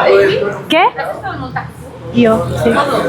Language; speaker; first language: Spanish; non-native, learner; Indonesian